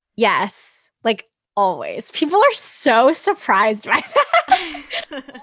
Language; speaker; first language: English; native; English